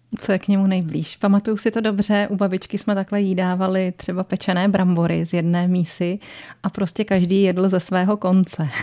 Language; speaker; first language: Czech; native; Czech